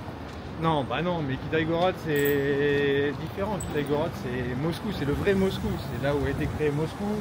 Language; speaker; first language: French; native; French